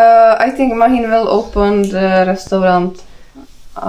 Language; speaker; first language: English; non-native, learner; Czech